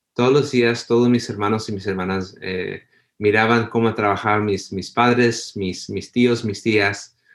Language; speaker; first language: Spanish; early bilingual, heritage; Spanish